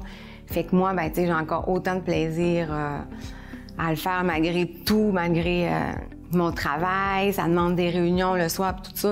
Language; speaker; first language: French; native; French